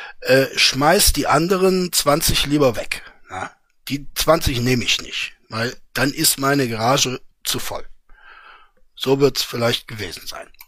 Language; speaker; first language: German; native; German